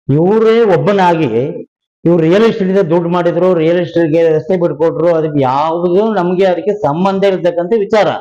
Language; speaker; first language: Kannada; native; Kannada